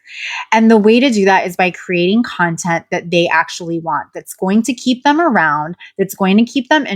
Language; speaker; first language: English; native; English